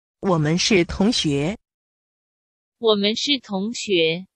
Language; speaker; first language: Chinese; non-native, learner; Urdu